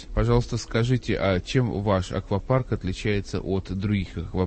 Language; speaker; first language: Russian; native; Russian